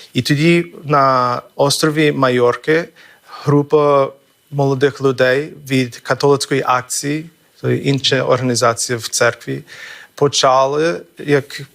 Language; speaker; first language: Ukrainian; non-native, fluent; English